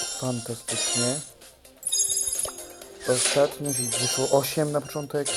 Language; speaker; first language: Polish; native; Polish